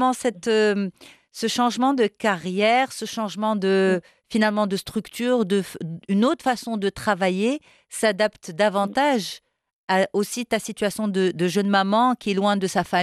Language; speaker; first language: French; non-native, local second language; Arabic